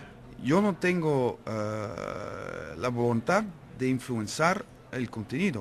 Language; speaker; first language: Spanish; non-native, learner; Dutch